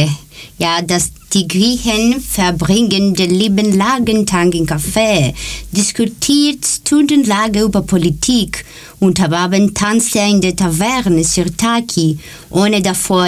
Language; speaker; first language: German; non-native, learner; Greek